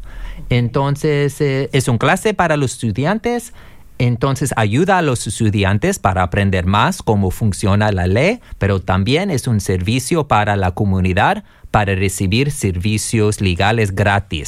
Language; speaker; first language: Spanish; non-native, learner; English